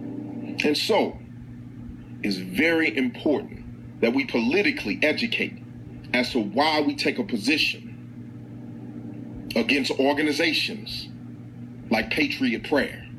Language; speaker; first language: English; native; English